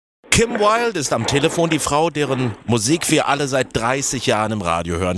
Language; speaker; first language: German; native; German